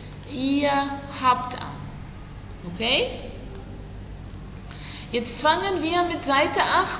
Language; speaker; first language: German; non-native, fluent; Arabic